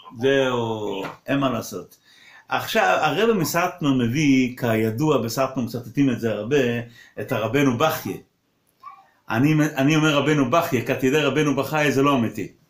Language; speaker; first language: Hebrew; non-native, local second language; Yiddish